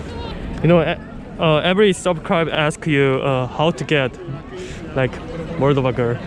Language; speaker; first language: English; non-native, learner; Korean